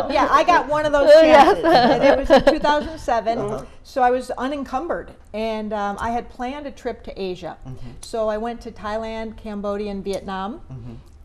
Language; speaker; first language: English; native; English